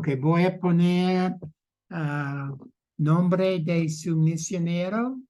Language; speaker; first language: Spanish; non-native, learner; English